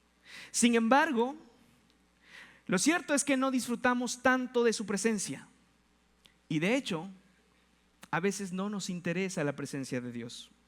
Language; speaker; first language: Spanish; native; Spanish